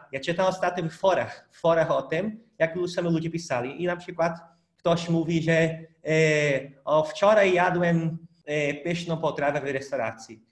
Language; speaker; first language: Polish; non-native, fluent; Portuguese